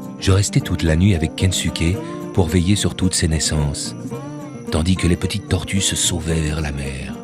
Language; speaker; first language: French; native; French